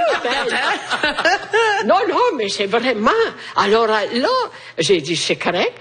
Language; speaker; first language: French; non-native, fluent; Italian